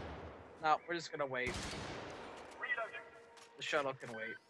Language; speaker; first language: English; native; English